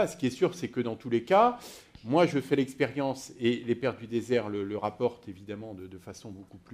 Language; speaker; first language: French; native; French